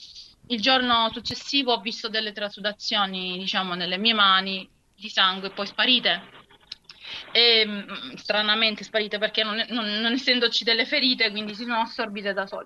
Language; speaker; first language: Italian; native; Italian